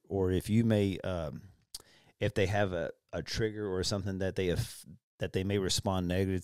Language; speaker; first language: English; native; English